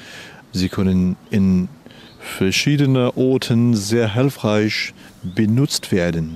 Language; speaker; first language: German; non-native, fluent; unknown